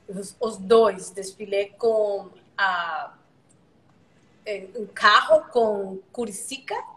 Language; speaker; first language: Portuguese; non-native, learner; Spanish